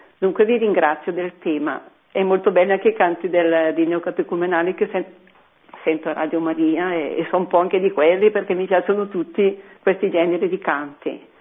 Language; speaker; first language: Italian; native; Italian